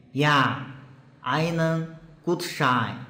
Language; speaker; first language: German; non-native, fluent; Chinese